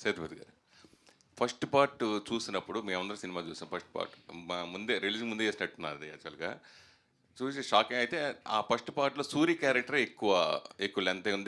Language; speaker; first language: Telugu; native; Telugu